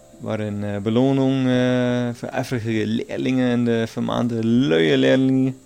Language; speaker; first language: Dutch; non-native, learner; German